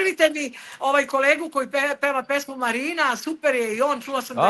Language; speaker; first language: Bosnian; native; Bosnian